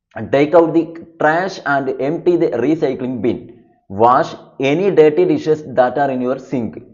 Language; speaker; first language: English; non-native, local second language; Malayalam